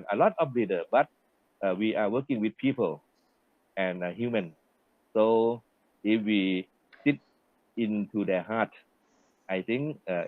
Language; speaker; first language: English; non-native, learner; Thai